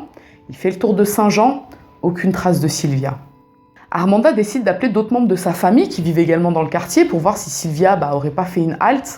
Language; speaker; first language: French; native; French